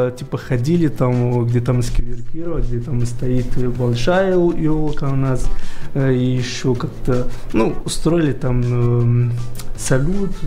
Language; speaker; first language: Russian; non-native, fluent; Arabic